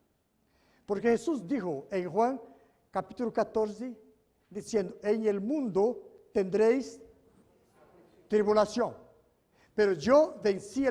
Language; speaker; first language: Spanish; non-native, fluent; Portuguese